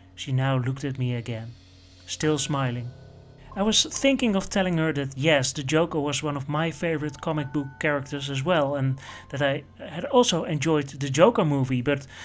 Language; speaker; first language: English; non-native, fluent; Dutch